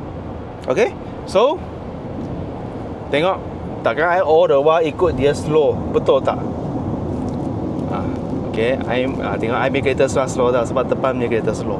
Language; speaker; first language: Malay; non-native, local second language; Chinese